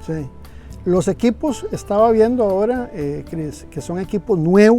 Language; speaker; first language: Spanish; native; Spanish